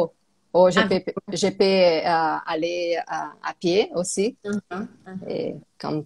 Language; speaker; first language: French; non-native, learner; Portuguese